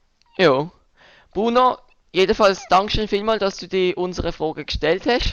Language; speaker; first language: German; native; German